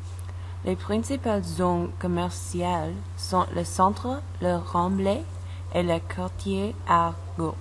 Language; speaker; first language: French; non-native, learner; English